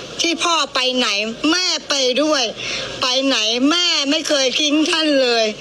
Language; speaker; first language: Thai; native; Thai